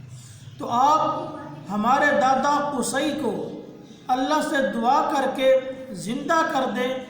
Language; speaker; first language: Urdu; non-native, local second language; Punjabi